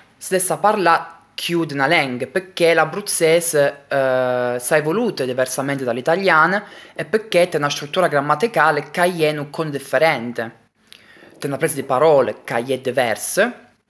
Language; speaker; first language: Italian; native; Italian